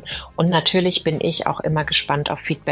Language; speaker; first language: German; native; German